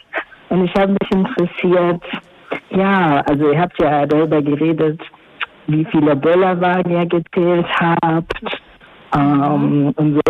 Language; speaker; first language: German; non-native, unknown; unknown